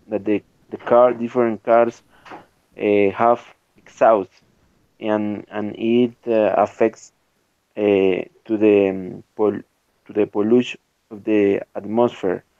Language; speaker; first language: English; non-native, learner; Spanish